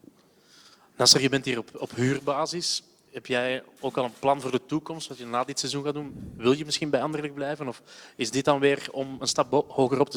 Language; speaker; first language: Dutch; native; Dutch